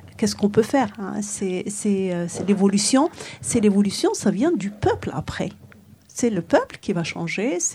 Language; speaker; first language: French; non-native, local second language; Arabic